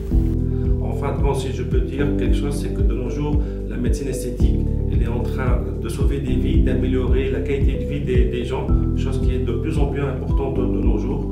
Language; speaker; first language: French; non-native, local second language; Arabic